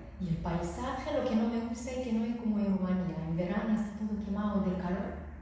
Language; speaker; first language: Spanish; non-native, fluent; Romanian